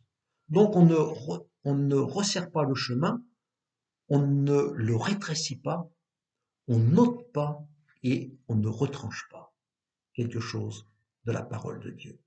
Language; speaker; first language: French; native; French